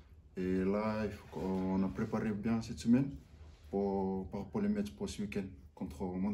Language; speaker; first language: French; non-native, learner; Fijian